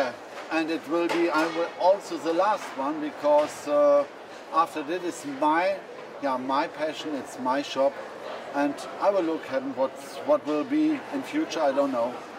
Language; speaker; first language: English; non-native, fluent; German